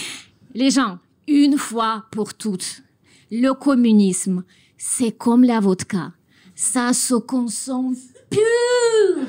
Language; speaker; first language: French; non-native, fluent; Russian